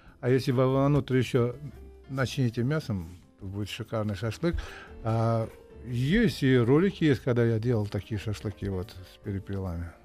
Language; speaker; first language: Russian; non-native, local second language; Uzbek